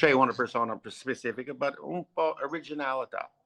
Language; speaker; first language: Italian; non-native, learner; English